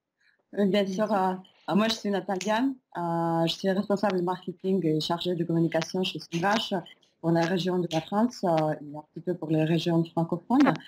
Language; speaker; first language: French; non-native, fluent; Russian